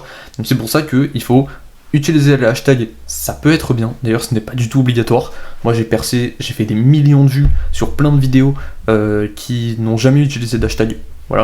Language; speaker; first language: French; native; French